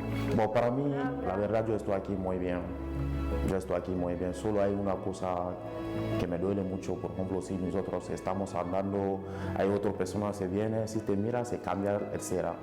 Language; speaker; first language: Spanish; non-native, learner; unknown